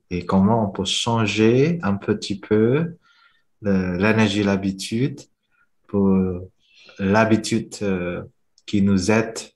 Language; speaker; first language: French; non-native, fluent; Vietnamese